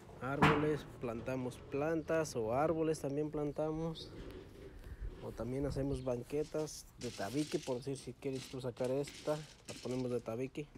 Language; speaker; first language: Spanish; native; Spanish